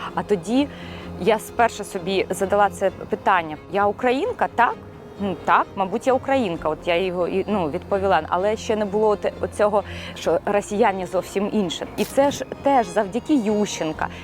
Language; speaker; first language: Ukrainian; non-native, local second language; Russian